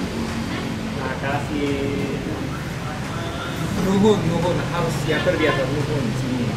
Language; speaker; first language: Indonesian; non-native, learner; Korean